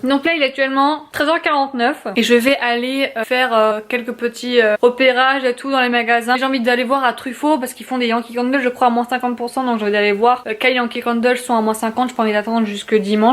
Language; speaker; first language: French; native; French